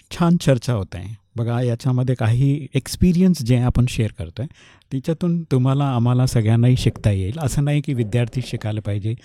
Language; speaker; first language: Marathi; non-native, local second language; Hindi